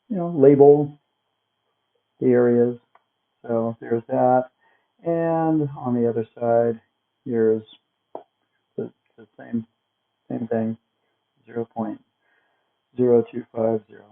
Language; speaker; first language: English; native; English